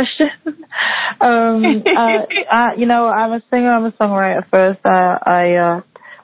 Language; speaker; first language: English; native; English